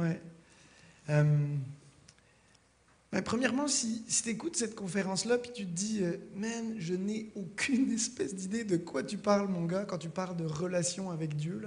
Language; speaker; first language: French; native; French